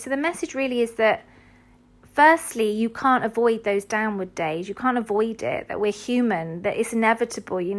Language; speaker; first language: English; native; English